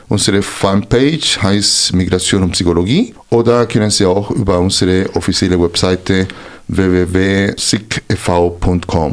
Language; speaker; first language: German; non-native, fluent; Spanish